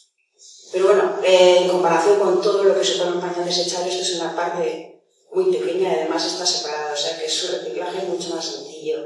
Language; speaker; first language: Spanish; native; Spanish